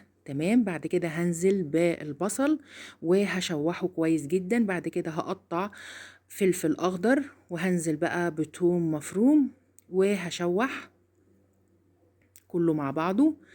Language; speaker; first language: Arabic; native; Arabic